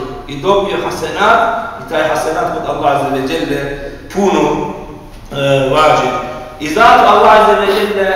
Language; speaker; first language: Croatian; non-native, fluent; Turkish